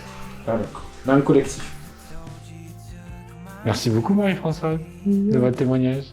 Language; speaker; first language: French; native; French